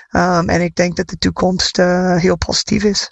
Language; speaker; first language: Dutch; non-native, fluent; English